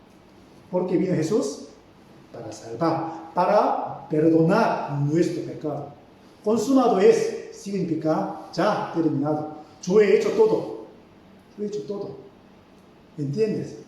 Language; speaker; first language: Spanish; non-native, fluent; Korean